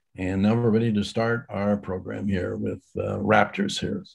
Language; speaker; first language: English; native; English